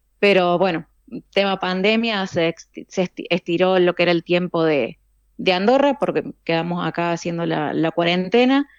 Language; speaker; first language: Spanish; native; Spanish